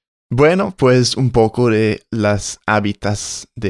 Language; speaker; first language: Spanish; non-native, fluent; English